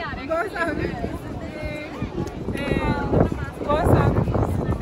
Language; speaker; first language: French; non-native, learner; Haitian Creole